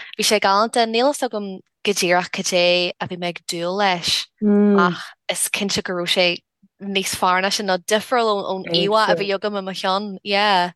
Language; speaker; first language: Irish; non-native, local second language; English